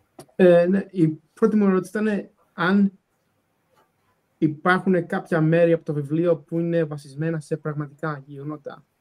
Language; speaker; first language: Greek; early bilingual, other home language; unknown